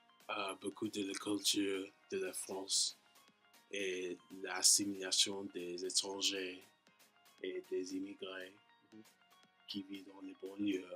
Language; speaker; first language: French; non-native, learner; English